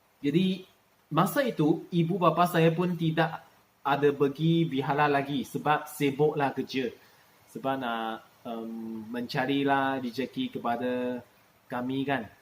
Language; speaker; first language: Malay; non-native, local second language; Chinese